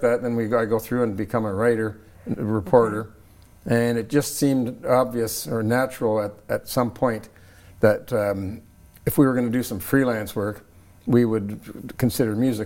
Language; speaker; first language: English; native; English